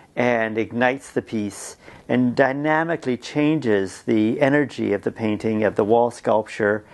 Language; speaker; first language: English; native; English